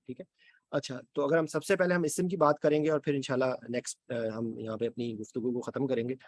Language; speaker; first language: Urdu; native; Urdu